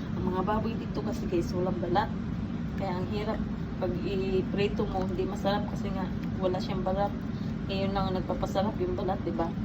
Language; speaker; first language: Filipino; native; Filipino